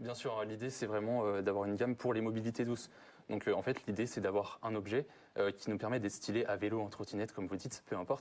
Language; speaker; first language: French; native; French